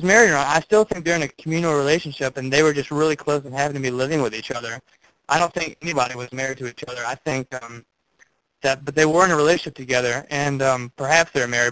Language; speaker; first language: English; native; English